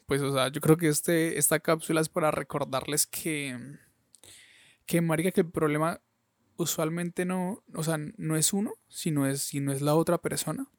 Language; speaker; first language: Spanish; native; Spanish